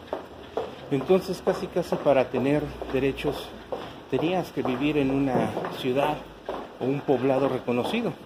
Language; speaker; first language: Spanish; native; Spanish